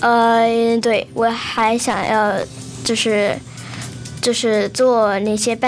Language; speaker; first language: Chinese; early bilingual, other home language; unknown